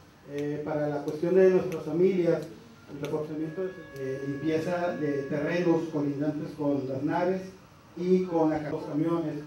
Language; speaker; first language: Spanish; native; Spanish